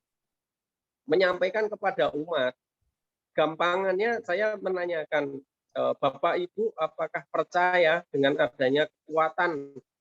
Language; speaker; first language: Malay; non-native, local second language; Javanese